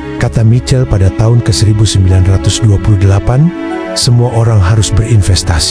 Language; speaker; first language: Indonesian; native; Indonesian